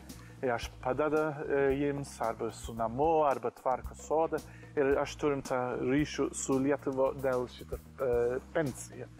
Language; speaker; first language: Lithuanian; non-native, learner; English